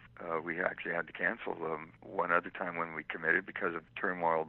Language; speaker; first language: English; native; English